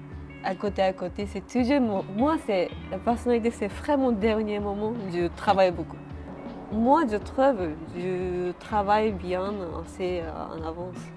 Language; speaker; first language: French; non-native, learner; Japanese